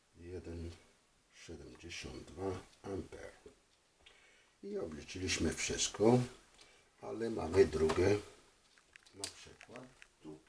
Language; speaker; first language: Polish; non-native, fluent; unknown